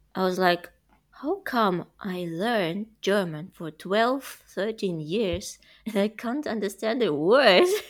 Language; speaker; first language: English; non-native, fluent; Russian